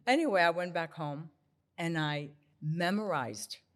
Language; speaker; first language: English; early bilingual, other home language; Spanish